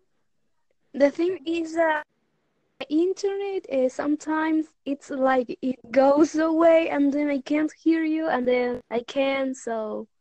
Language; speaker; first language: English; non-native, learner; Spanish